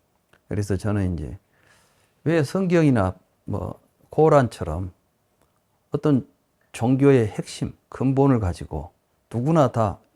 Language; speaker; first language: Korean; native; Korean